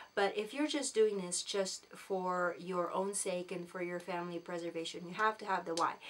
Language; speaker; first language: English; non-native, local second language; Filipino